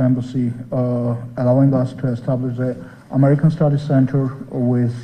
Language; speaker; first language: English; non-native, fluent; Armenian